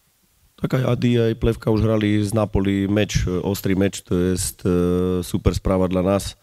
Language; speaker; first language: Polish; non-native, learner; Slovak